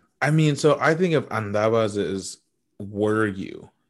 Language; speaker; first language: English; native; English